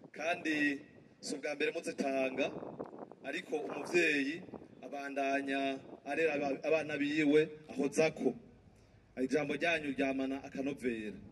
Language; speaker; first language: Rundi; native; Rundi